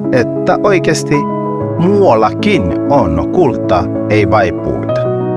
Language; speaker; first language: Finnish; non-native, fluent; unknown